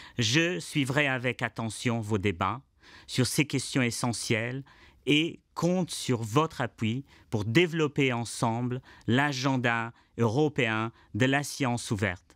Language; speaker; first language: French; non-native, fluent; Portuguese